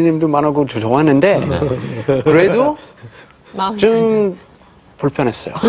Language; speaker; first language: Korean; non-native, fluent; English